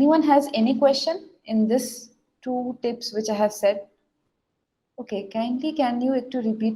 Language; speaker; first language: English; non-native, fluent; Bangla